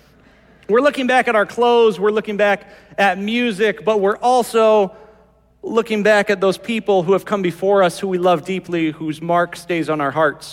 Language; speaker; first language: English; native; English